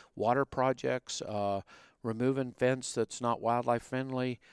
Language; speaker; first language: English; native; English